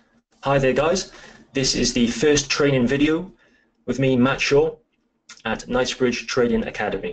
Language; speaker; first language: English; native; English